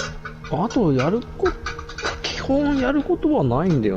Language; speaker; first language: Japanese; native; Japanese